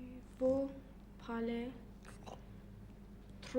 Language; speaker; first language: French; non-native, learner; English